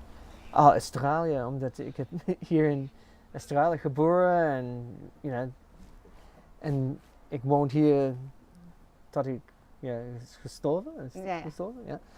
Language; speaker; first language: Dutch; early bilingual, heritage; English